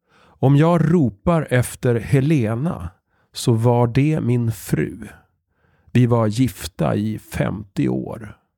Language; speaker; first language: Swedish; native; Swedish